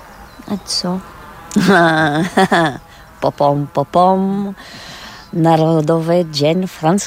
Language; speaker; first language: Polish; non-native, learner; French